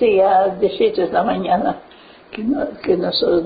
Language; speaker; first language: Spanish; early bilingual, heritage; Ladino